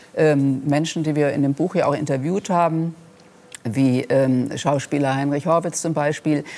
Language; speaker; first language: German; native; German